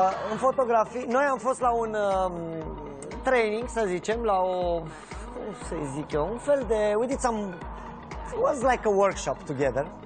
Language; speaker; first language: Romanian; native; Romanian